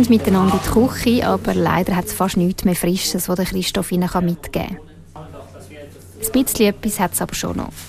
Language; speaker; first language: German; native; German